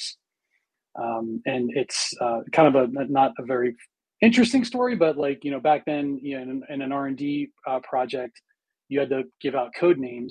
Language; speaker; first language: English; native; English